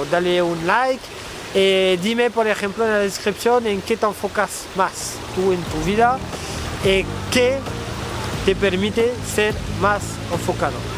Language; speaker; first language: Spanish; non-native, fluent; French